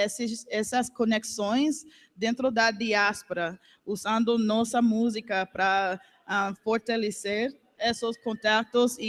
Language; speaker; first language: Portuguese; non-native, learner; English